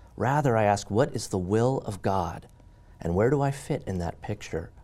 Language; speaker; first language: English; native; English